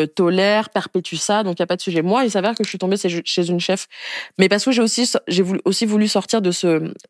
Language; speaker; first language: French; native; French